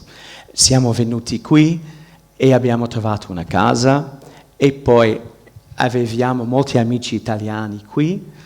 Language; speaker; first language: Italian; non-native, fluent; English